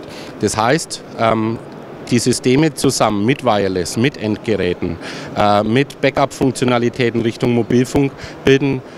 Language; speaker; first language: German; native; German